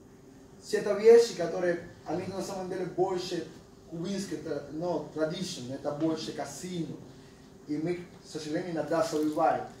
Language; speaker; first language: Russian; non-native, fluent; Spanish